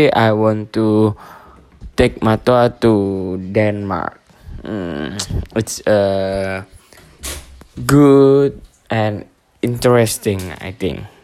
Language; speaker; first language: English; non-native, learner; Indonesian